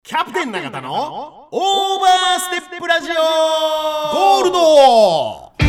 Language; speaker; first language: Japanese; native; Japanese